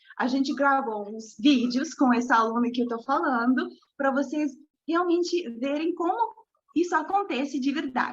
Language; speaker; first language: Portuguese; non-native, fluent; Russian